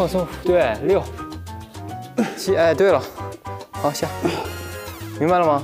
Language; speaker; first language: Chinese; native; Chinese